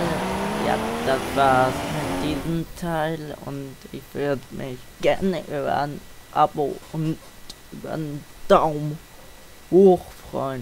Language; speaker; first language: German; native; German